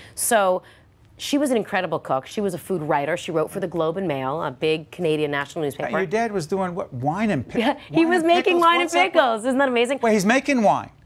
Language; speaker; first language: English; native; English